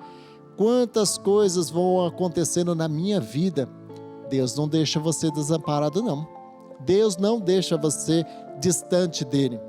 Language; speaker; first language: Portuguese; native; Portuguese